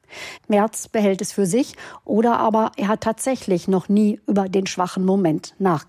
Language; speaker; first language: German; native; German